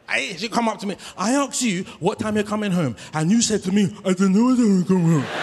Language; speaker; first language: English; native; English